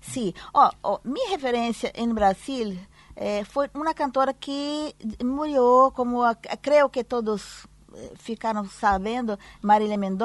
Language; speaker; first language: Spanish; non-native, learner; Portuguese